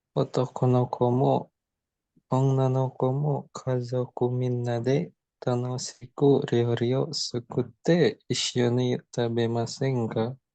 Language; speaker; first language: Japanese; non-native, learner; Indonesian